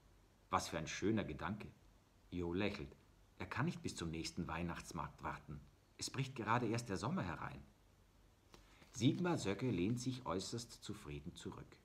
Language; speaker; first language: German; native; German